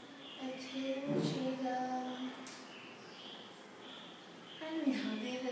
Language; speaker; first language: English; non-native, learner; Vietnamese